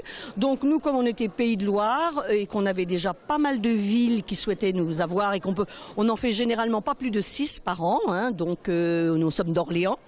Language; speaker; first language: French; native; French